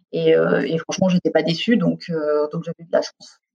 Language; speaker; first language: French; native; French